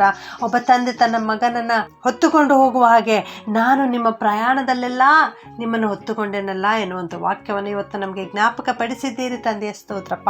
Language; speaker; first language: Kannada; native; Kannada